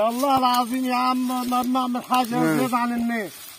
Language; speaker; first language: Arabic; native; Arabic